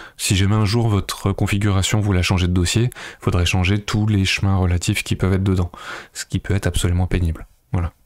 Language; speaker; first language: French; native; French